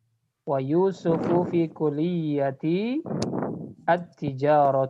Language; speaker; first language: Arabic; non-native, fluent; Indonesian